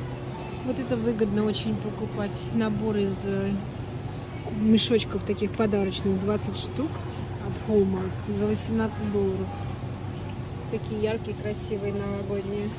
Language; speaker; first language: Russian; native; Russian